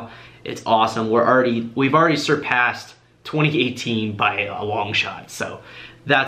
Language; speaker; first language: English; native; English